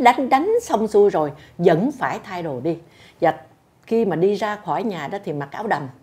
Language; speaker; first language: Vietnamese; native; Vietnamese